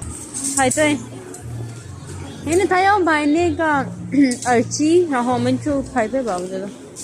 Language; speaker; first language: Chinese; non-native, fluent; Urdu